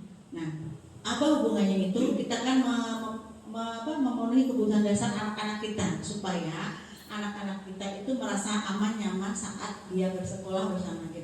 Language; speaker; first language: Indonesian; native; Indonesian